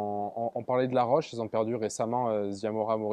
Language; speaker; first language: French; native; French